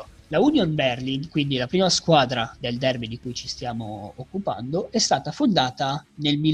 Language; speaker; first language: Italian; native; Italian